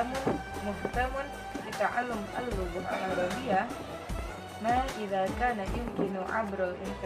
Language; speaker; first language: Arabic; non-native, learner; Indonesian